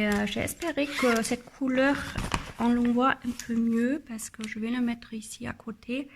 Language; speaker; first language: French; non-native, learner; German